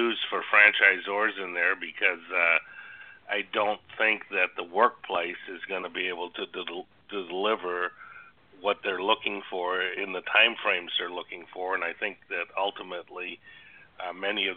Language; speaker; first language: English; native; English